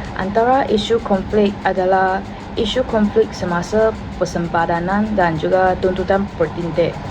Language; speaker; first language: Malay; non-native, local second language; Chinese